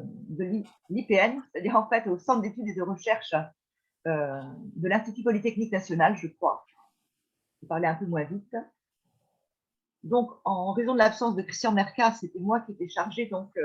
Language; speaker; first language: French; native; French